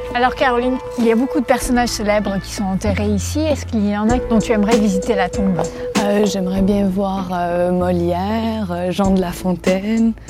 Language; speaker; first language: French; native; French